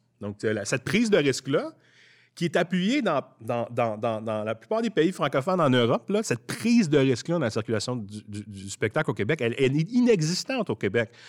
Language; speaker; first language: French; native; French